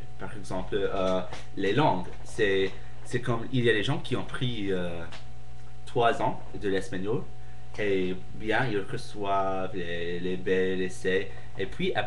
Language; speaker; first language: French; non-native, fluent; English